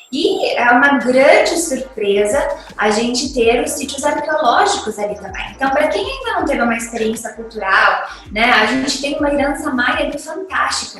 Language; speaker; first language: Portuguese; native; Portuguese